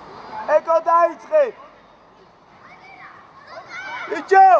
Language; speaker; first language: Georgian; native; Georgian